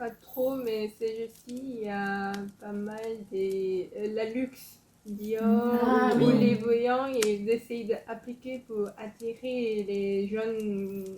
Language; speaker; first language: French; non-native, fluent; Korean